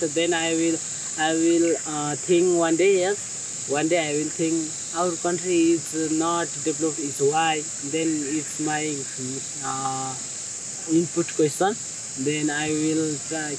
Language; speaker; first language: English; non-native, learner; Nepali